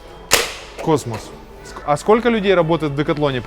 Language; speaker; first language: Russian; native; Russian